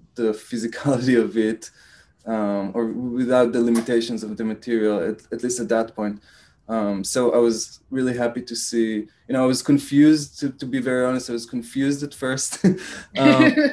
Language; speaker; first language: English; non-native, fluent; Hebrew